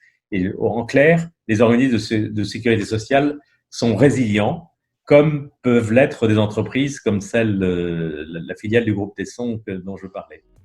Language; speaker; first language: French; native; French